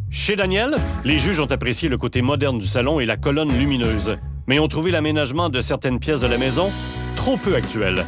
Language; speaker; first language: French; native; French